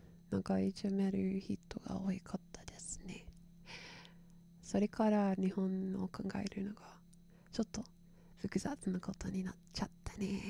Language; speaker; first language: Japanese; non-native, learner; English